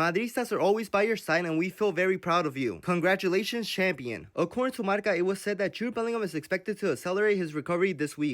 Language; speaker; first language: English; native; English